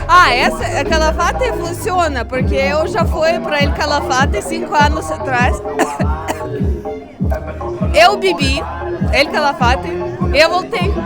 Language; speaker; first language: Portuguese; non-native, fluent; Russian